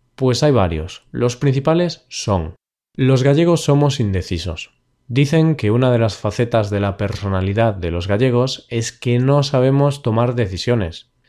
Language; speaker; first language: Spanish; native; Spanish